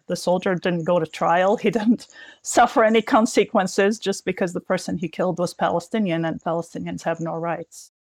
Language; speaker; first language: English; non-native, fluent; Arabic